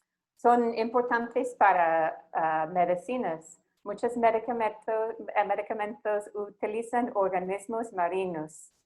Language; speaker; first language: Spanish; non-native, fluent; English